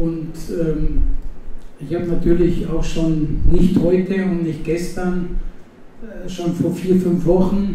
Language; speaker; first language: German; non-native, fluent; Italian